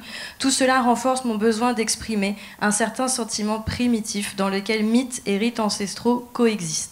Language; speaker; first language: French; native; French